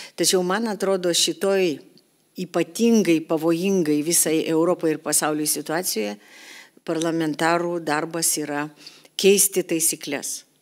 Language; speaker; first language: Lithuanian; native; Lithuanian